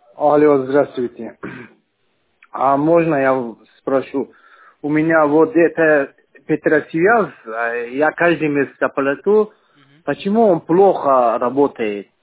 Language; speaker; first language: Russian; non-native, learner; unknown